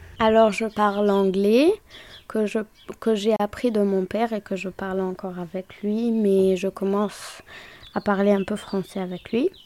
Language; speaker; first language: French; non-native, local second language; German